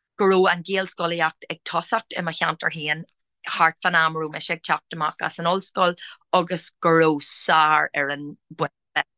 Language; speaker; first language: Irish; non-native, local second language; English